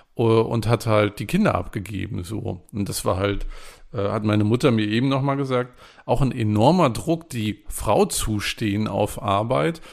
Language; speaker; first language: German; native; German